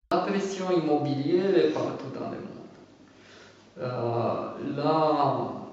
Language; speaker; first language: French; non-native, fluent; Romanian